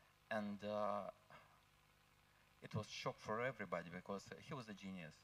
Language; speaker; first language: English; non-native, fluent; Russian